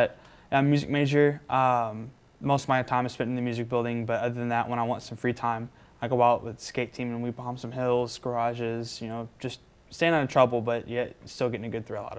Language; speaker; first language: English; native; English